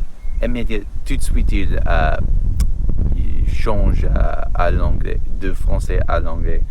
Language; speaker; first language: French; non-native, learner; English